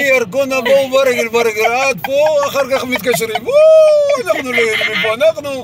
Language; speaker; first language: Hebrew; non-native, fluent; Nepali